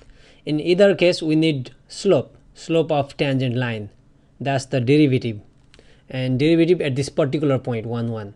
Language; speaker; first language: English; non-native, fluent; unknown